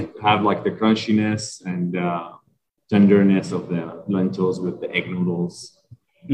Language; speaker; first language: English; non-native, fluent; Arabic